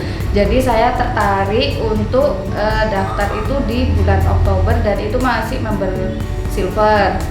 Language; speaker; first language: Indonesian; native; Indonesian